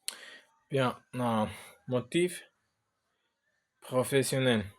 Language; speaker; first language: French; non-native, learner; Spanish